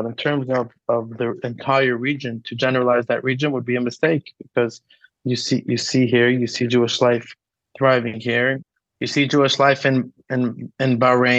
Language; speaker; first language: English; native; English